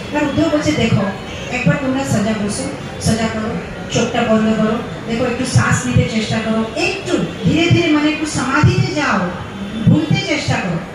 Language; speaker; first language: Bangla; non-native, fluent; Hindi